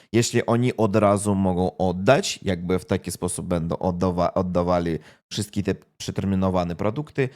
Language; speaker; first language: Polish; non-native, fluent; Russian